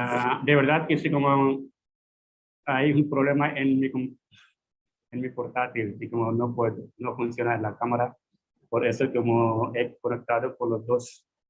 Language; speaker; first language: Spanish; non-native, fluent; Hindi